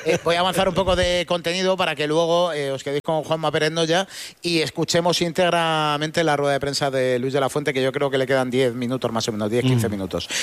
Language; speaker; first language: Spanish; native; Spanish